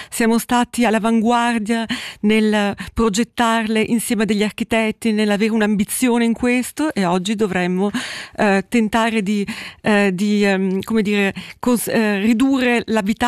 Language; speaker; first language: Italian; native; Italian